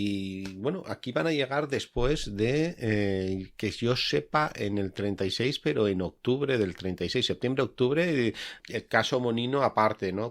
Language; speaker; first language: Spanish; native; Spanish